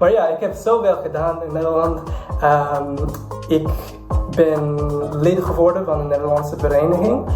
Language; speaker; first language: Dutch; non-native, fluent; English